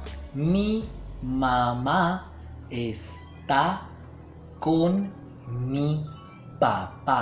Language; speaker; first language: Spanish; native; Spanish